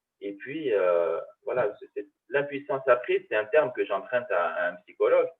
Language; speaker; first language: French; early bilingual, other home language; Arabic